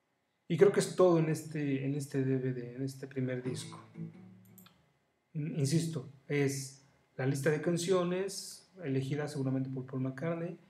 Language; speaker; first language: Spanish; native; Spanish